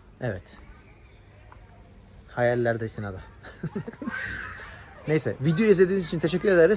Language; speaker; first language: Turkish; native; Turkish